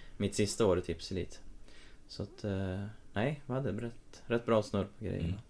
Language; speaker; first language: Swedish; native; Swedish